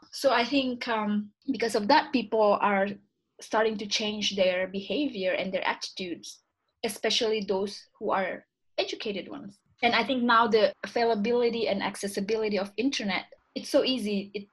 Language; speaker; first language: English; non-native, fluent; Indonesian